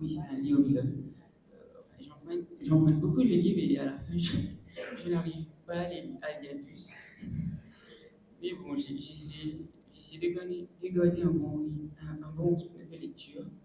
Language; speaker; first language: French; non-native, local second language; Morisyen